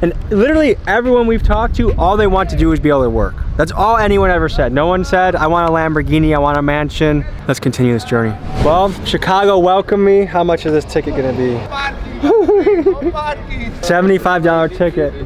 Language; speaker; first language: English; native; English